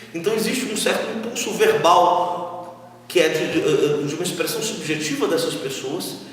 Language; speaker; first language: Portuguese; native; Portuguese